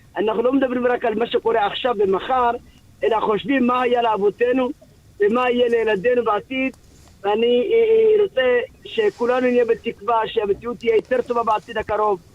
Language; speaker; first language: Hebrew; early bilingual, other home language; Amharic